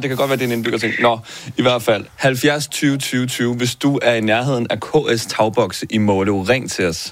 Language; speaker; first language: Danish; native; Danish